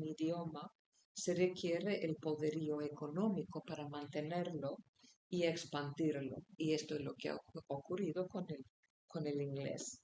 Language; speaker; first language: Spanish; non-native, fluent; Icelandic